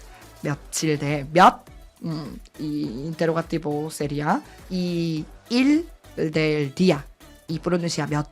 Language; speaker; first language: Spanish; non-native, learner; Korean